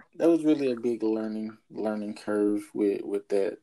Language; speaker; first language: English; native; English